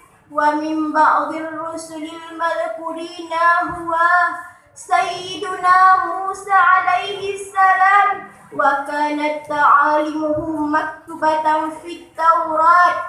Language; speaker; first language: Arabic; non-native, learner; Achinese